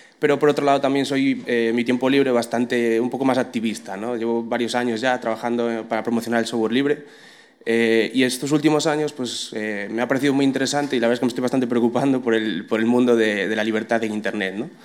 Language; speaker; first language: Spanish; non-native, local second language; Galician